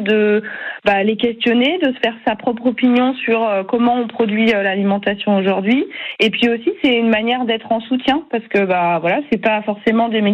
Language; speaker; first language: French; native; French